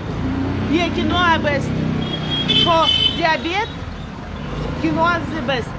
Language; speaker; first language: English; non-native, learner; Russian